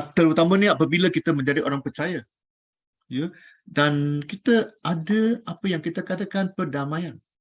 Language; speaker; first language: Malay; non-native, local second language; Chinese